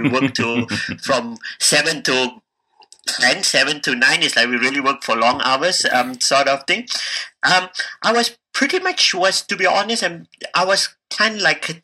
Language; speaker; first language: English; non-native, local second language; Tamil